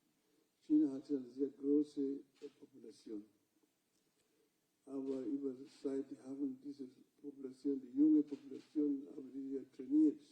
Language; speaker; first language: German; non-native, fluent; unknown